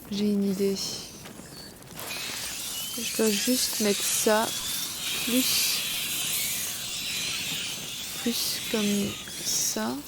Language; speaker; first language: French; native; French